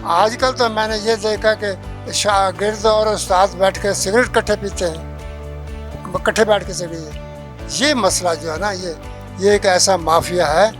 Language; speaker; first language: Urdu; non-native, local second language; Punjabi